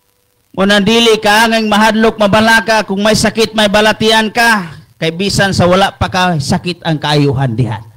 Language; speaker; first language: Cebuano; native; Cebuano